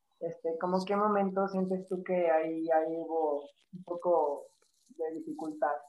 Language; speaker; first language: Spanish; native; Spanish